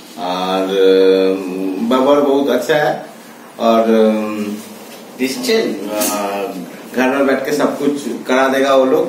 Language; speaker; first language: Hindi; non-native, local second language; Bangla